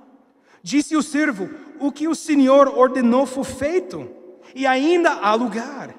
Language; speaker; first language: Portuguese; non-native, fluent; English